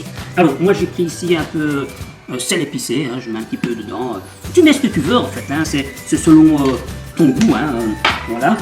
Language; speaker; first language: French; native; French